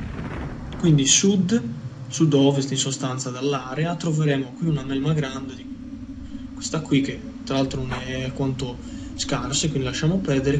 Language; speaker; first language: Italian; native; Italian